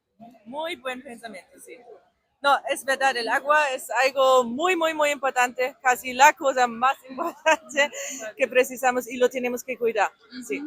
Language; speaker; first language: Spanish; non-native, fluent; German